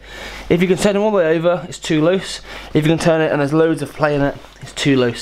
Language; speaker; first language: English; native; English